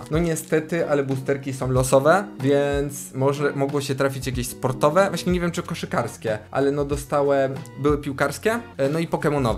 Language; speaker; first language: Polish; native; Polish